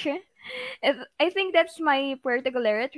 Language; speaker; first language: English; non-native, local second language; Filipino